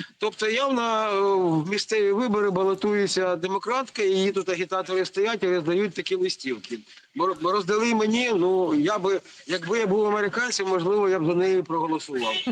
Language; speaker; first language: Ukrainian; native; Ukrainian